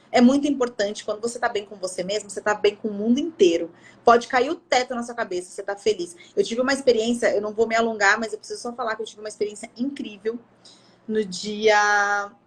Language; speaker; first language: Portuguese; native; Portuguese